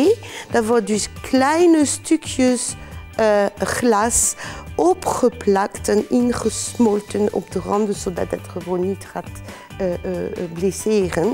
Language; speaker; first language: Dutch; non-native, fluent; French